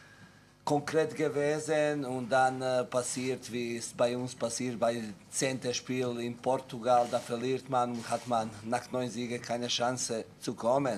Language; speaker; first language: German; non-native, fluent; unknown